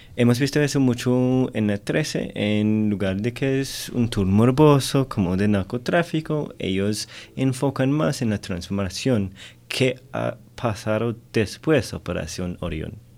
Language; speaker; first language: Spanish; non-native, fluent; English